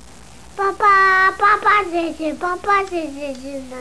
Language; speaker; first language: Japanese; native; Japanese